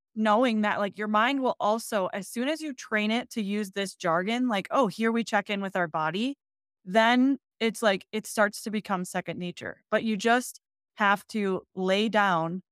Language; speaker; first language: English; native; English